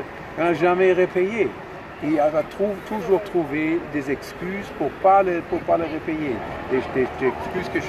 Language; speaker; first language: French; non-native, fluent; German